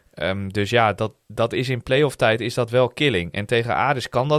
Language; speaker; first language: Dutch; native; Dutch